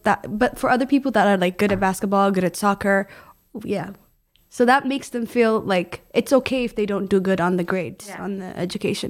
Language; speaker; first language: English; non-native, fluent; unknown